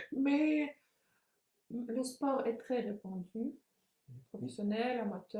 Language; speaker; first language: French; non-native, fluent; Russian